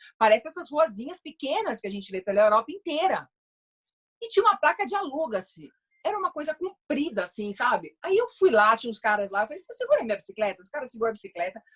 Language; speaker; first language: Portuguese; native; Portuguese